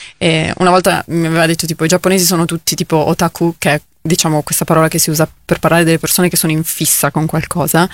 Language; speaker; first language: Italian; native; Italian